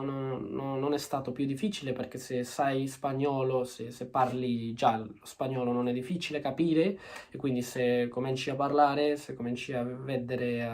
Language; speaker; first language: Italian; non-native, learner; Spanish